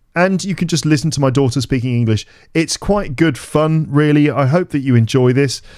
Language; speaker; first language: English; native; English